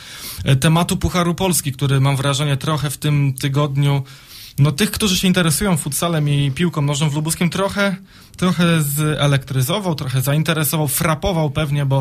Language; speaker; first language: Polish; native; Polish